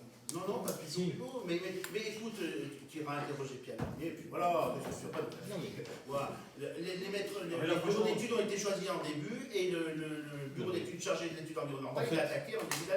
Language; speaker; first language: French; native; French